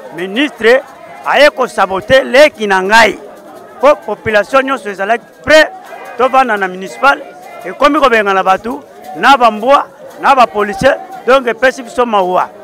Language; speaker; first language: Lingala; non-native, local second language; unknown